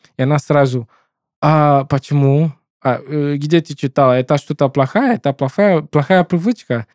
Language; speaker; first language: Russian; non-native, learner; English